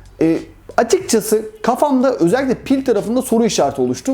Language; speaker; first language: Turkish; native; Turkish